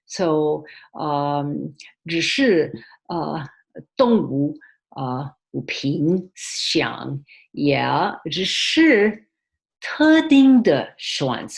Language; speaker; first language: Chinese; early bilingual, heritage; Chinese